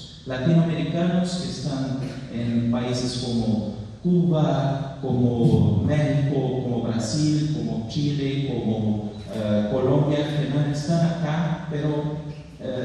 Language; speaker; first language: Spanish; non-native, fluent; Portuguese